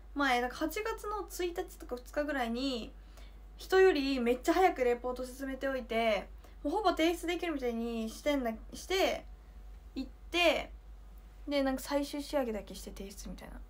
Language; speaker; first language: Japanese; native; Japanese